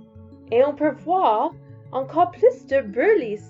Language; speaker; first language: French; non-native, learner; English